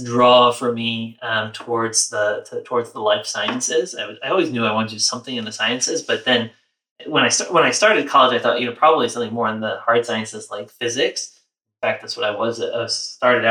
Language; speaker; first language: English; native; English